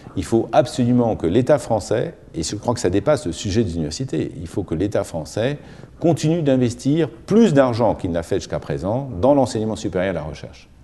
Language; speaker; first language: French; native; French